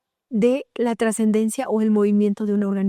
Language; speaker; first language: Spanish; native; Spanish